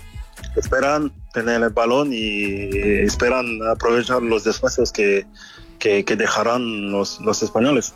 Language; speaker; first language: Spanish; non-native, fluent; French